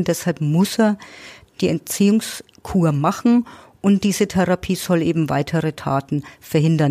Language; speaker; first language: German; native; German